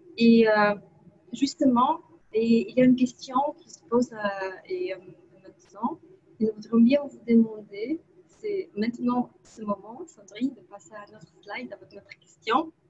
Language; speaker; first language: French; non-native, fluent; Polish